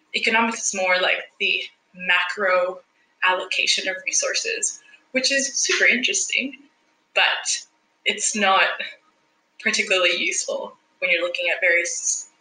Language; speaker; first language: English; non-native, fluent; Spanish